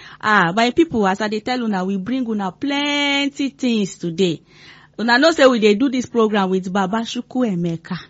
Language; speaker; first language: Nigerian Pidgin; non-native, local second language; Igbo